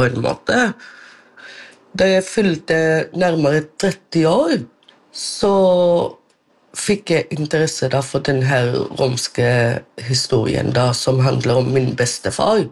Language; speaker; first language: Norwegian; non-native, local second language; Romany